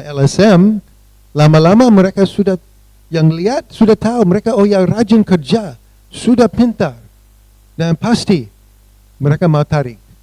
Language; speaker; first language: Indonesian; non-native, fluent; English